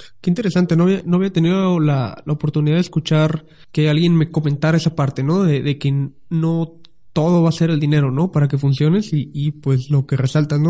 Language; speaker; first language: Spanish; native; Spanish